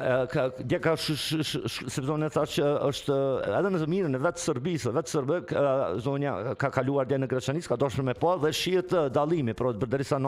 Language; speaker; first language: Albanian; native; Albanian